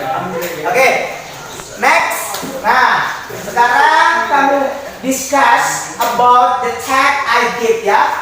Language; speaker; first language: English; non-native, learner; Indonesian